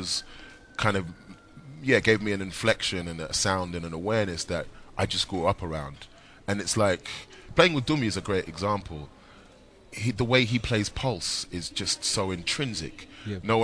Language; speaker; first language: English; native; English